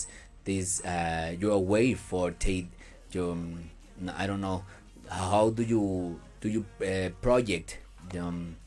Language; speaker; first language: English; non-native, learner; Spanish